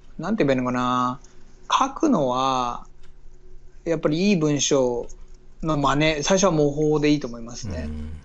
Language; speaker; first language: Japanese; native; Japanese